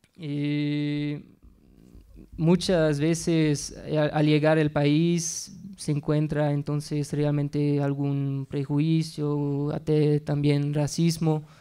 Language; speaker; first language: Spanish; non-native, fluent; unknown